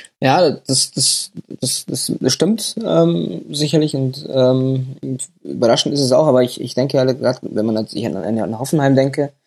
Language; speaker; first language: German; native; German